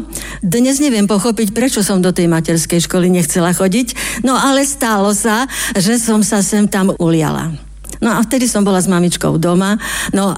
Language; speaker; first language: Slovak; native; Slovak